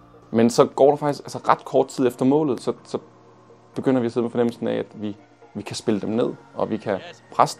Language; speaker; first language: Danish; native; Danish